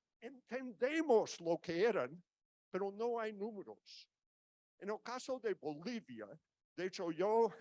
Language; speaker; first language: Spanish; non-native, fluent; English